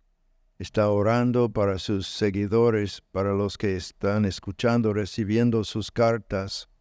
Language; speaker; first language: Spanish; non-native, learner; English